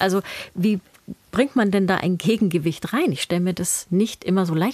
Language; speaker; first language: German; native; German